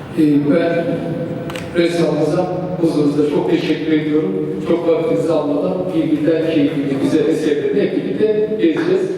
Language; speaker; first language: Turkish; native; Turkish